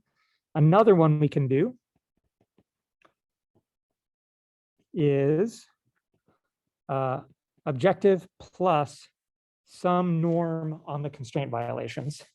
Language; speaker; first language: English; native; English